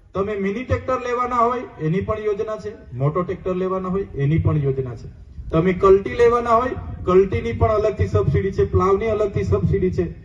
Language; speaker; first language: Gujarati; non-native, local second language; Vasavi